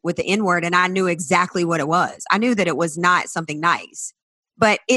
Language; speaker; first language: English; native; English